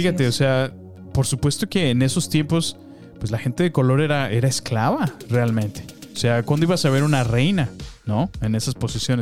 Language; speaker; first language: Spanish; native; Spanish